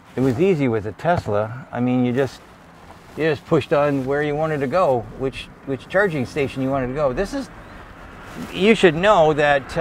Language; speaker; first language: English; native; English